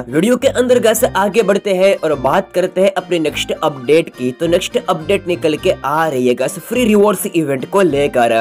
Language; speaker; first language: Hindi; native; Hindi